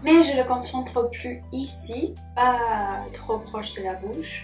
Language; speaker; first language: French; non-native, fluent; Spanish